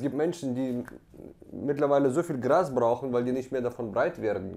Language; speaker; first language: German; native; German